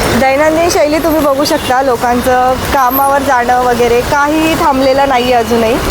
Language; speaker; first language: Marathi; native; Marathi